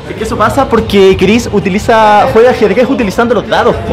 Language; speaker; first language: Spanish; native; Spanish